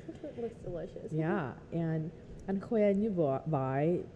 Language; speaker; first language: English; native; English